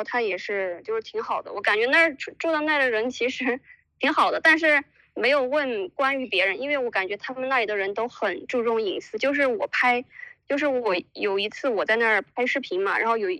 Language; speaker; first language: Chinese; native; Chinese